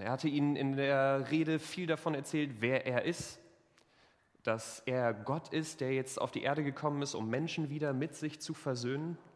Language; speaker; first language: German; native; German